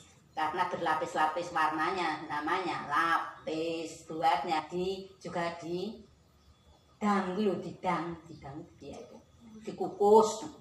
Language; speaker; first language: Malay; non-native, local second language; Javanese